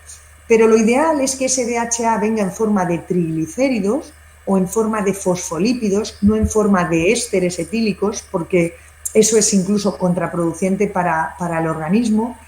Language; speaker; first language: Spanish; native; Spanish